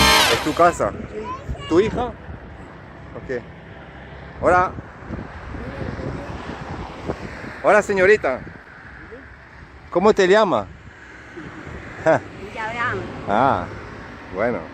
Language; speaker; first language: Spanish; non-native, learner; French